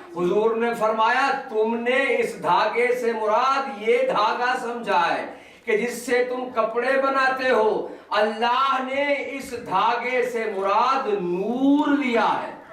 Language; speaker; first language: Urdu; native; Urdu